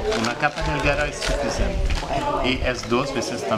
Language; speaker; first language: Spanish; non-native, learner; French